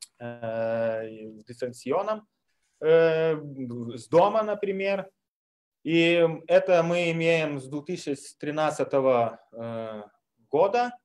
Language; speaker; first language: Russian; non-native, fluent; Lithuanian